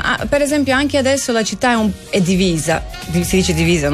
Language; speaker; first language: Italian; non-native, learner; Croatian